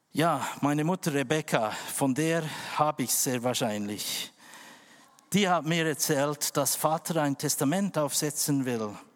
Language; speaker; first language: German; non-native, fluent; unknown